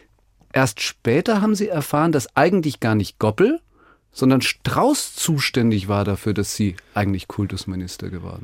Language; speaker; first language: German; native; German